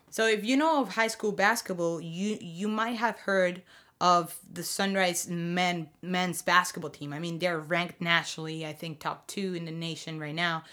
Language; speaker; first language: English; non-native, fluent; Spanish